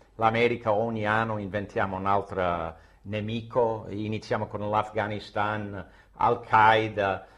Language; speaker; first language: Italian; non-native, fluent; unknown